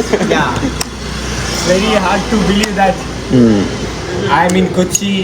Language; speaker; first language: English; non-native, local second language; Malayalam